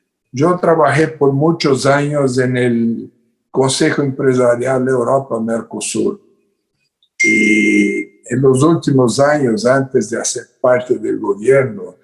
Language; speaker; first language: Spanish; non-native, fluent; Portuguese